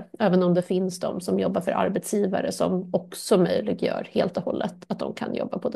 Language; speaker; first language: Swedish; native; Swedish